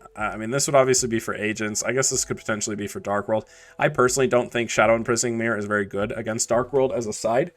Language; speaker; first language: English; native; English